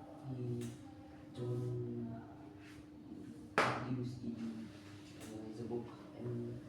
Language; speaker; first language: English; non-native, learner; Vietnamese